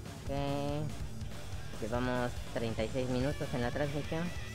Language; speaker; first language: Spanish; early bilingual, heritage; Spanish